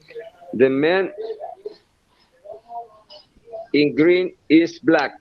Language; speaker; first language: English; non-native, learner; Spanish